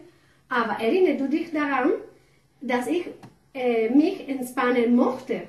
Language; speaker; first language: German; non-native, learner; Spanish